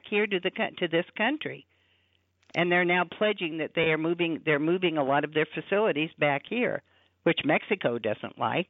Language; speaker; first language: English; native; English